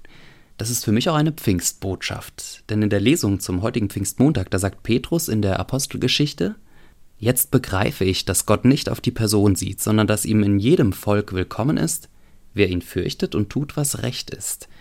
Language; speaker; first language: German; native; German